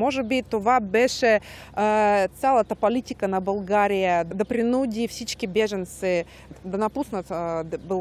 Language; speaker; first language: Bulgarian; non-native, learner; Russian